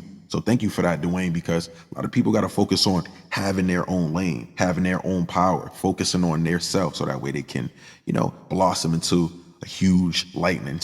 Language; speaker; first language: English; native; English